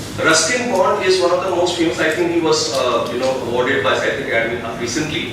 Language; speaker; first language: English; non-native, local second language; Hindi